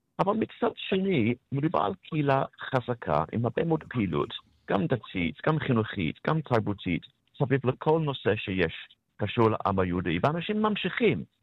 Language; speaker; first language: Hebrew; non-native, fluent; English